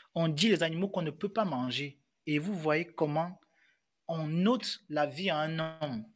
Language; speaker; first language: French; native; French